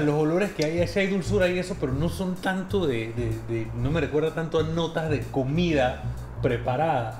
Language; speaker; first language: Spanish; native; Spanish